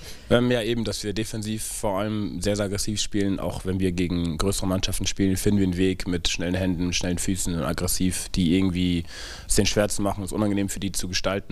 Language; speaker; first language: German; native; German